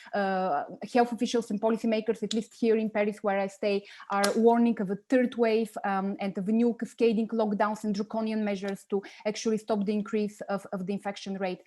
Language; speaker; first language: English; non-native, fluent; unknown